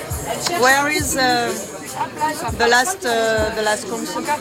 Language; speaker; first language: English; non-native, learner; French